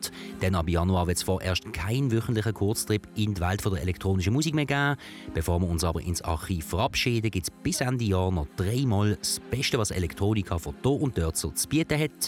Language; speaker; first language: German; native; German